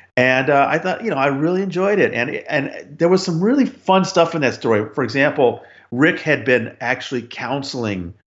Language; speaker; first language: English; native; English